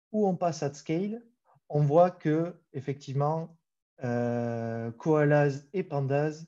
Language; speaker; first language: French; native; French